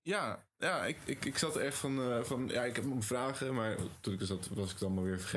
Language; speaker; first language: Dutch; native; Dutch